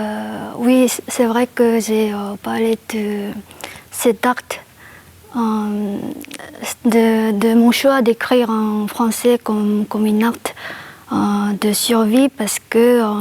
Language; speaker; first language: French; non-native, fluent; Korean